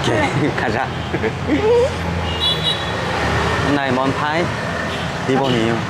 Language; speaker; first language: Vietnamese; non-native, learner; Korean